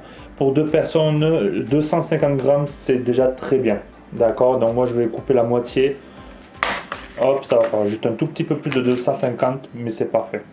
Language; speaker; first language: French; native; French